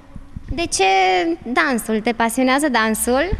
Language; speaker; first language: Romanian; native; Romanian